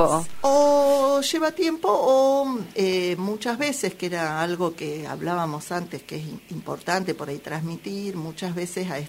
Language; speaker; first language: Spanish; native; Spanish